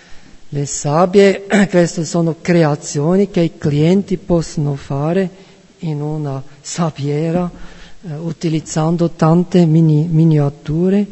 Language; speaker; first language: Italian; non-native, fluent; German